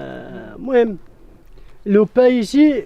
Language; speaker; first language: French; non-native, learner; Central Atlas Tamazight